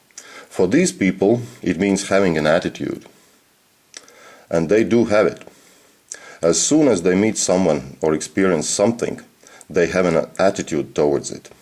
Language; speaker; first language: English; non-native, fluent; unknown